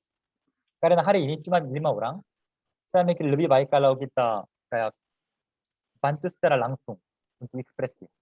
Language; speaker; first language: Indonesian; non-native, fluent; Korean